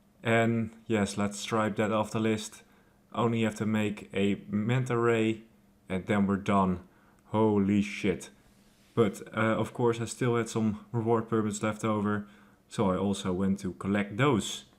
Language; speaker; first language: English; non-native, fluent; Dutch